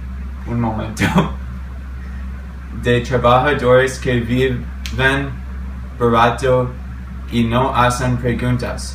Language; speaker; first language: Spanish; non-native, learner; English